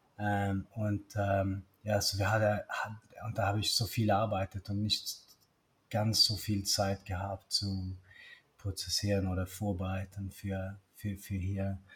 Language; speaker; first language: German; non-native, learner; Swedish